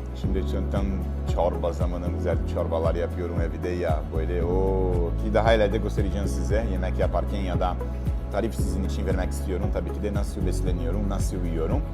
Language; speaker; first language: Turkish; non-native, learner; Portuguese